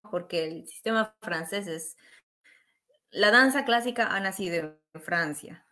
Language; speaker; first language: Spanish; native; Spanish